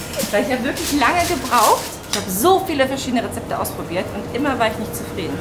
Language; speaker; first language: German; native; German